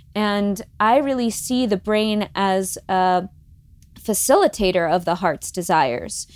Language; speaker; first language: English; native; English